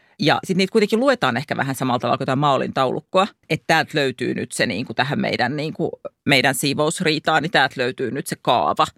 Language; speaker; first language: Finnish; native; Finnish